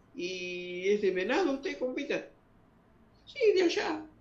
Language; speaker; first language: Spanish; early bilingual, other home language; Guarani